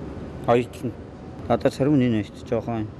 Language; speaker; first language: Korean; non-native, learner; Mongolian